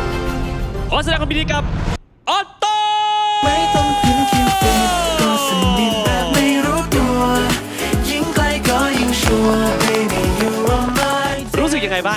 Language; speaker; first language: Thai; native; Thai